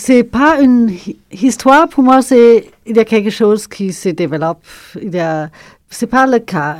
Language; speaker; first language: French; non-native, fluent; German